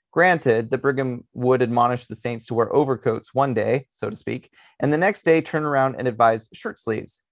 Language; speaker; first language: English; native; English